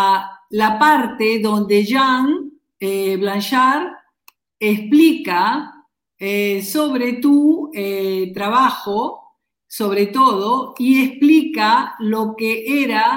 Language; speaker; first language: Spanish; native; Spanish